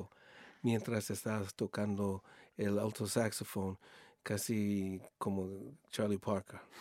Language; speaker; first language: Spanish; early bilingual, heritage; Spanish